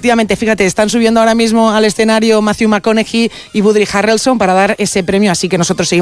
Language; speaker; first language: Spanish; native; Spanish